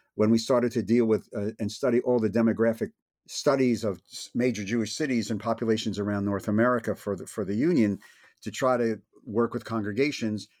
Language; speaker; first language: English; native; English